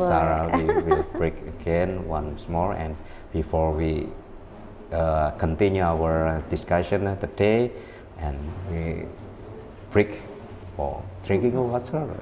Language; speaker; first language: English; non-native, learner; Indonesian